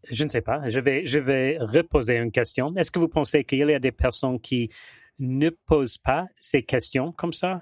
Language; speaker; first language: French; non-native, fluent; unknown